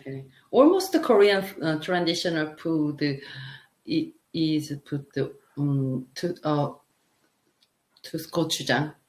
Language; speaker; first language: English; non-native, learner; Korean